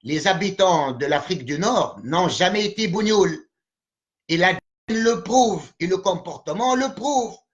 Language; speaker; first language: French; non-native, local second language; Arabic